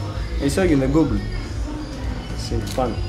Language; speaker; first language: English; non-native, learner; Greek